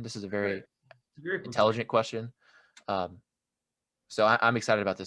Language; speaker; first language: English; native; English